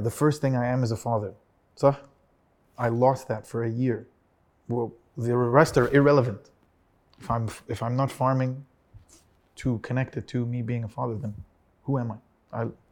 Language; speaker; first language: English; early bilingual, other home language; Arabic